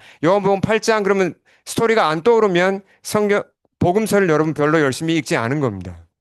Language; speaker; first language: Korean; native; Korean